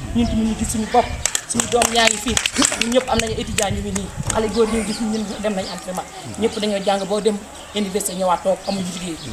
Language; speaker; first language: Wolof; native; Wolof